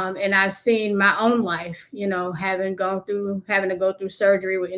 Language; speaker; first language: English; native; English